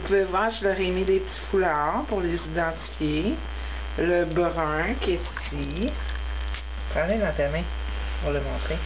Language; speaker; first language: French; native; French